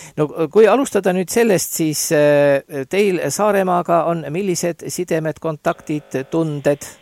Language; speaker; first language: Estonian; native; Estonian